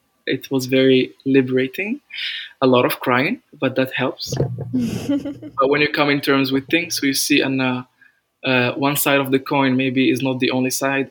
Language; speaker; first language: English; non-native, fluent; Arabic